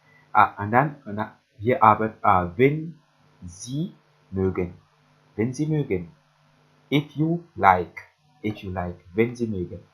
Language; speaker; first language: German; non-native, learner; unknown